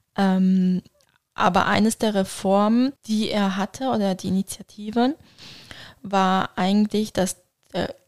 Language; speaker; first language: German; non-native, fluent; Turkish